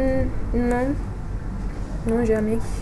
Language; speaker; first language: French; non-native, fluent; English